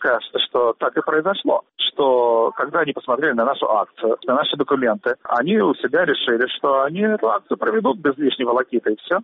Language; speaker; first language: Russian; native; Russian